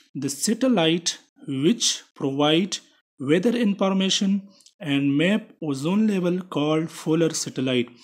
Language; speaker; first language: English; non-native, local second language; Urdu